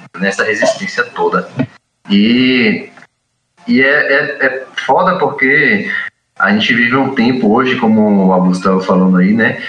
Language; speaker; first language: Portuguese; native; Portuguese